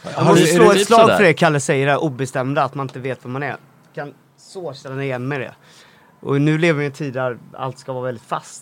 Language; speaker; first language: Swedish; native; Swedish